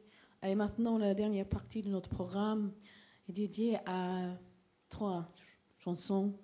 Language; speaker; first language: French; non-native, fluent; English